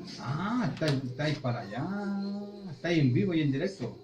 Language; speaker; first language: Spanish; native; Spanish